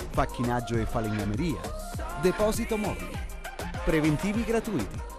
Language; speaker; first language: Italian; native; Italian